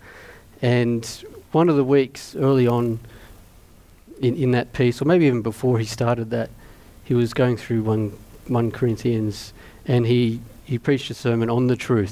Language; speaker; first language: English; native; English